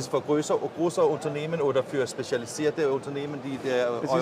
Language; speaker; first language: German; non-native, learner; Danish